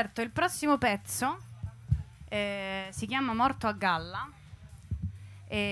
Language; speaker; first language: Italian; native; Italian